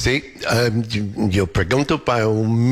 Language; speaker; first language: Spanish; non-native, learner; English